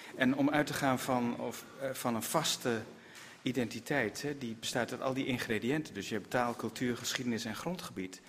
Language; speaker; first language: Dutch; native; Dutch